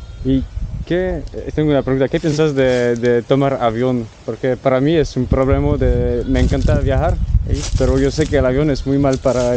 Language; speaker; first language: Spanish; non-native, learner; French